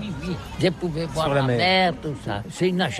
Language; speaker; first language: French; non-native, learner; Catalan